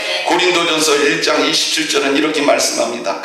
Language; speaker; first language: Korean; native; Korean